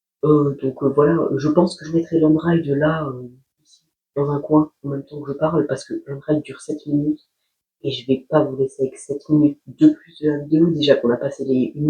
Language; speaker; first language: French; native; French